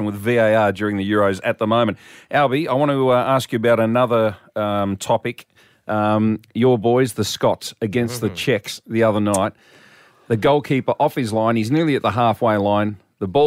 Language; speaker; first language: English; native; English